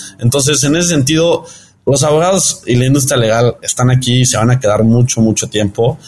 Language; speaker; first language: Spanish; early bilingual, heritage; Spanish